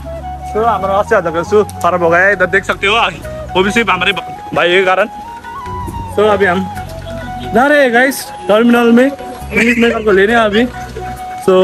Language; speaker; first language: Hindi; non-native, learner; Nepali